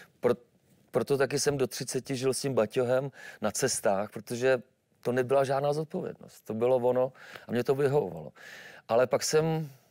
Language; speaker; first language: Czech; native; Czech